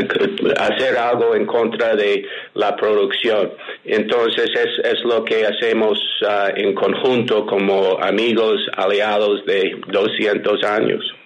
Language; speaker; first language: Spanish; non-native, fluent; English